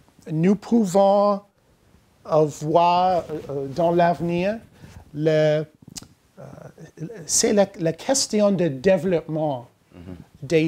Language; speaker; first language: French; non-native, learner; English